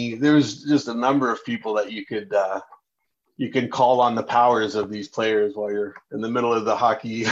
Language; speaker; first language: English; native; English